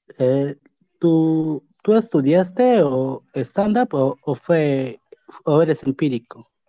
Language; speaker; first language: Spanish; native; Spanish